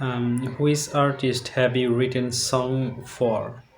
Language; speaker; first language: English; non-native, learner; Bangla